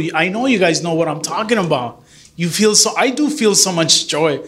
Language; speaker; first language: English; early bilingual, other home language; Spanish